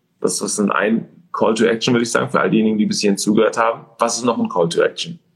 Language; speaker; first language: German; early bilingual, other home language; Persian